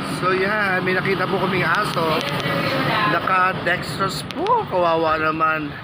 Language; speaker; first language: Filipino; native; Filipino